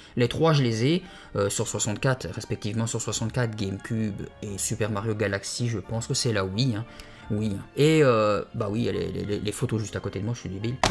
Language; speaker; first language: French; native; French